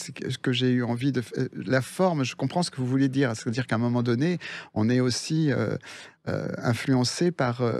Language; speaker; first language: French; early bilingual, other home language; Spanish